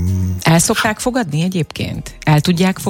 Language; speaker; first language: Hungarian; native; Hungarian